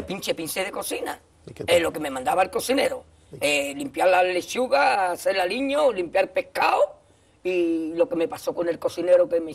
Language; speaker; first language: Spanish; native; Spanish